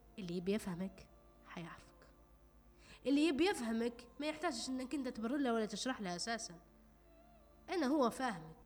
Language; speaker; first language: Arabic; native; Arabic